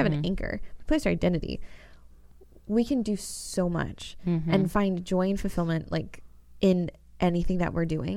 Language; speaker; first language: English; native; English